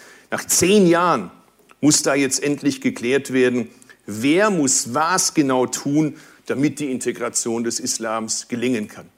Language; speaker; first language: German; early bilingual, other home language; Turkish